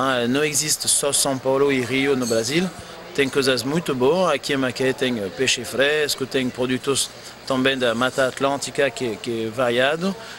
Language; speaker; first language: Portuguese; non-native, fluent; French